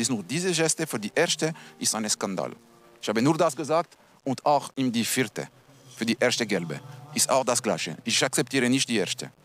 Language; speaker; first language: German; non-native, local second language; Italian